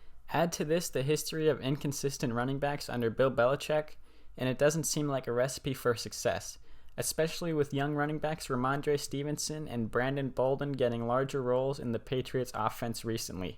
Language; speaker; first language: English; native; English